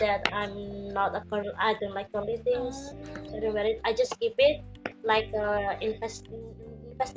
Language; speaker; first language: English; non-native, learner; Indonesian